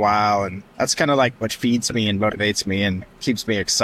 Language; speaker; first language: English; native; English